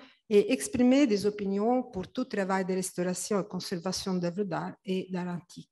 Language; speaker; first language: French; non-native, fluent; Italian